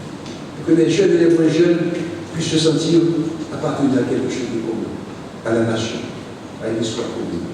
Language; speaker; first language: French; non-native, local second language; Haitian Creole